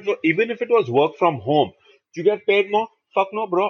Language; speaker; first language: English; non-native, local second language; Hindi